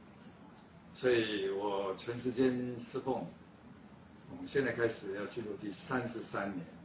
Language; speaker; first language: Chinese; native; Chinese